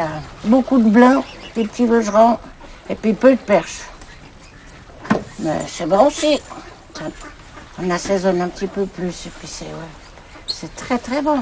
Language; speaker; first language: French; native; French